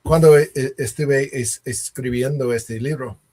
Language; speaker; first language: Spanish; non-native, learner; English